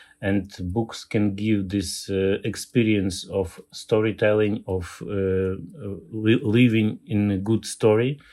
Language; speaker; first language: English; non-native, learner; Ukrainian